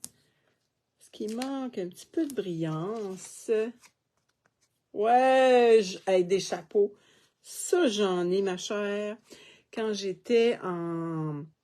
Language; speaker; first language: French; native; French